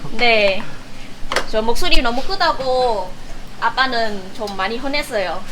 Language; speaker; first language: Korean; non-native, fluent; Vietnamese